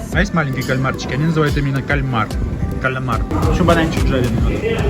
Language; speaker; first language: Russian; native; Russian